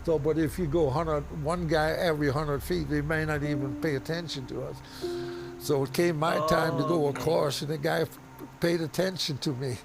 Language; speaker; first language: English; non-native, fluent; German